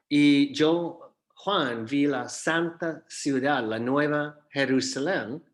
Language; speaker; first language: Spanish; non-native, fluent; English